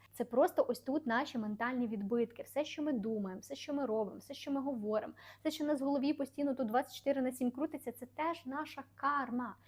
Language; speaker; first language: Ukrainian; non-native, local second language; Russian